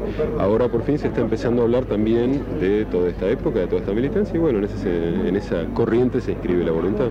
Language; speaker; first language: Spanish; native; Spanish